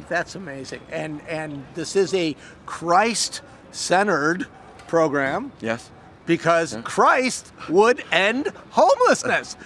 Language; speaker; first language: English; native; English